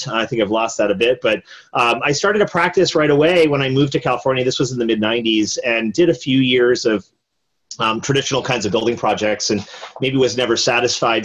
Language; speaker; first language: English; native; English